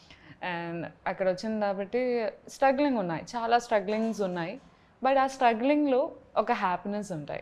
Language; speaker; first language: Telugu; non-native, learner; Malayalam